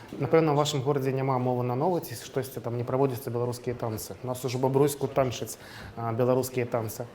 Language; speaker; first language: Belarusian; non-native, local second language; Russian